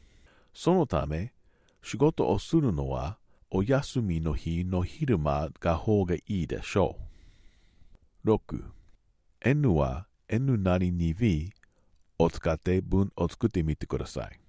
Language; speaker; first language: Japanese; non-native, learner; English